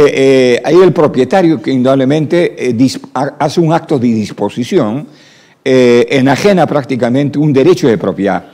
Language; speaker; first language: Spanish; native; Spanish